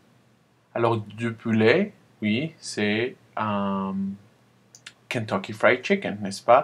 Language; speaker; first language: French; non-native, fluent; Spanish